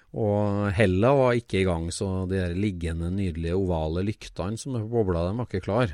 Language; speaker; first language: Norwegian; native; Norwegian